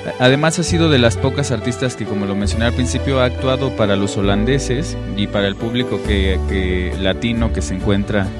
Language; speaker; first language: Spanish; native; Spanish